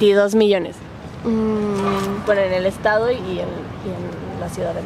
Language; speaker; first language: Spanish; native; Spanish